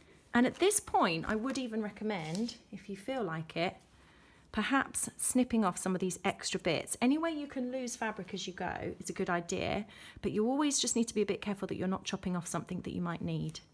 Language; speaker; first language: English; native; English